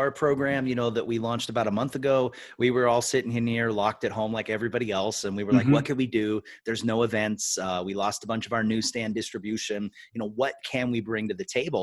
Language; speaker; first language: English; native; English